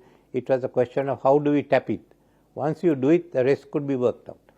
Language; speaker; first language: English; non-native, local second language; Sinhala